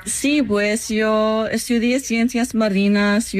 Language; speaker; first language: Spanish; non-native, fluent; English